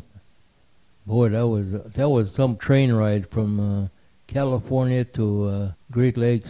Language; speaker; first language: English; early bilingual, other home language; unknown